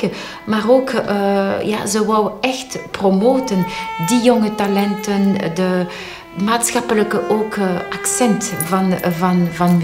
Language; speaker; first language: Dutch; non-native, local second language; French